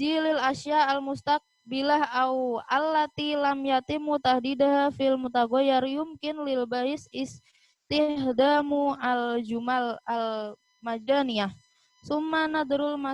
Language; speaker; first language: Arabic; non-native, learner; Indonesian